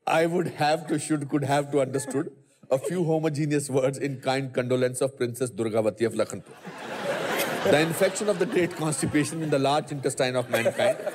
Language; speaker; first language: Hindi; native; Hindi